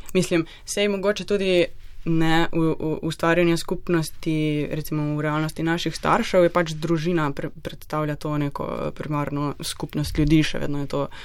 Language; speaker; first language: Slovenian; native; Slovenian